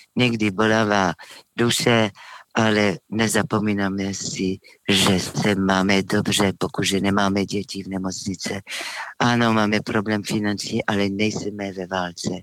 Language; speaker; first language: Czech; non-native, fluent; French